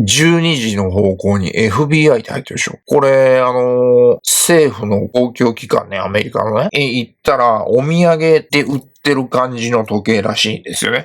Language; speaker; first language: Japanese; native; Japanese